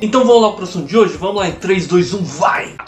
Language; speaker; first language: Portuguese; native; Portuguese